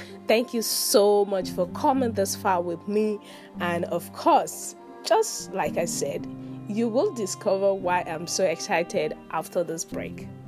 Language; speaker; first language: English; non-native, local second language; Yoruba